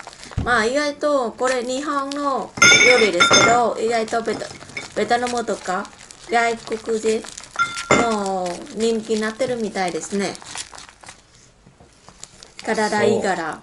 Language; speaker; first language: Japanese; non-native, learner; Vietnamese